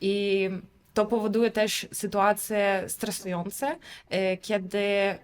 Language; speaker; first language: Polish; non-native, fluent; Russian